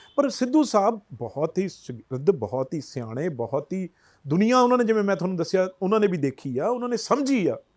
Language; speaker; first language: Punjabi; native; Punjabi